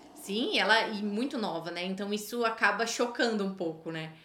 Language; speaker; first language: Portuguese; native; Portuguese